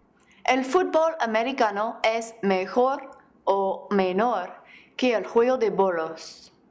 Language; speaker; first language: Spanish; non-native, fluent; English